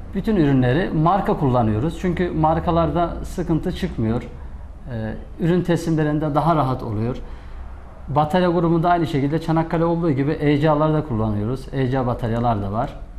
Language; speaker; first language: Turkish; native; Turkish